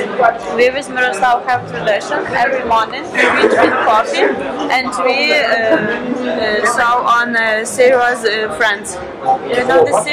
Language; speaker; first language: English; non-native, learner; Ukrainian